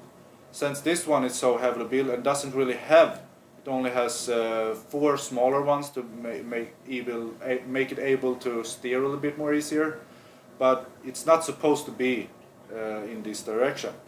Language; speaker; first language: English; non-native, fluent; Swedish